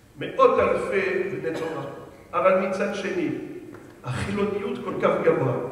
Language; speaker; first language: Hebrew; non-native, fluent; French